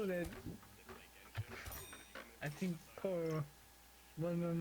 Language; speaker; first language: English; non-native, learner; Korean